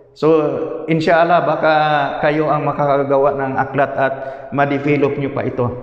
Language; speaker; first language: Filipino; non-native, local second language; Cebuano